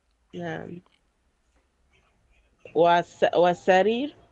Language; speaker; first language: Arabic; non-native, learner; French